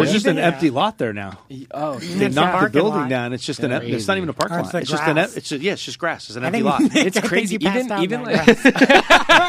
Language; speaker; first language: English; native; English